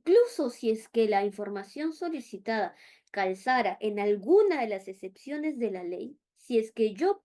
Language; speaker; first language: Spanish; native; Spanish